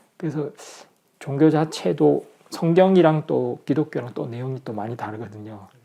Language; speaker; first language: Korean; native; Korean